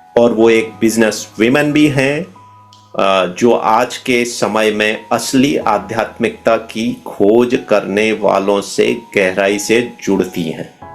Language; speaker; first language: Hindi; native; Hindi